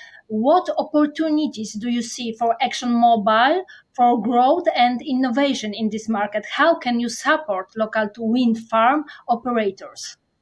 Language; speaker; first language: English; non-native, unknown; Polish